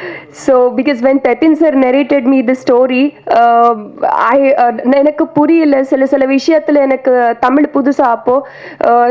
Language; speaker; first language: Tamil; non-native, learner; Telugu